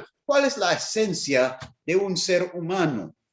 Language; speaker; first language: Spanish; non-native, fluent; English